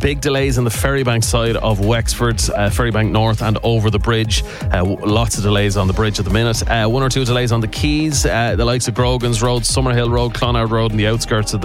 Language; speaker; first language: English; native; English